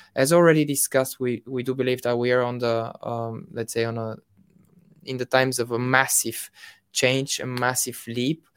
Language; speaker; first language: English; non-native, fluent; Bulgarian